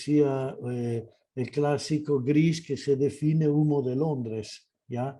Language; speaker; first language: Spanish; non-native, fluent; Italian